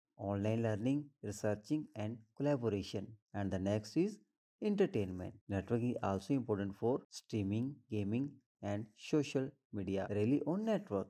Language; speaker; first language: English; non-native, local second language; Hindi